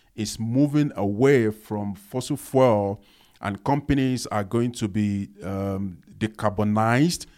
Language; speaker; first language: English; non-native, local second language; Yoruba